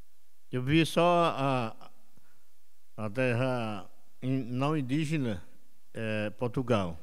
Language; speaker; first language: Portuguese; non-native, local second language; Yanomámi